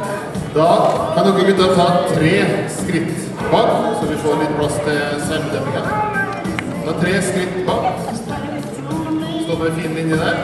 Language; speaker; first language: Norwegian; native; Norwegian